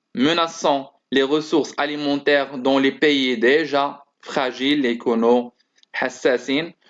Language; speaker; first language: French; non-native, local second language; Arabic